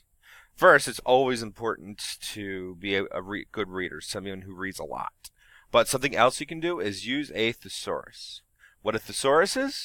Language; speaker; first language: English; native; English